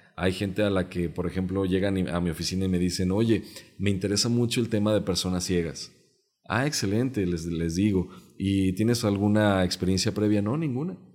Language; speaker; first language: Spanish; non-native, local second language; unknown